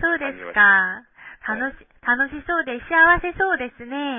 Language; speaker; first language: Japanese; non-native, fluent; Korean